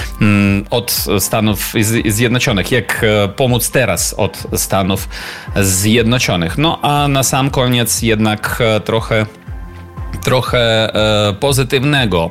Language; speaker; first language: Polish; non-native, learner; Ukrainian